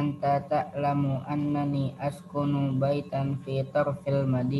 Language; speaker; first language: Arabic; non-native, learner; Indonesian